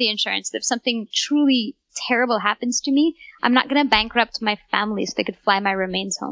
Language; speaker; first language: English; native; English